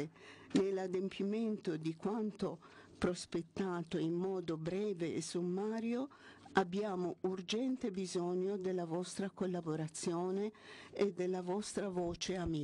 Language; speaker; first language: Italian; non-native, fluent; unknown